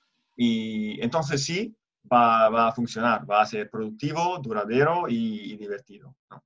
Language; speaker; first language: Spanish; non-native, fluent; Italian